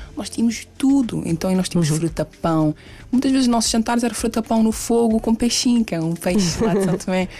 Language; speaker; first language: Portuguese; early bilingual, other home language; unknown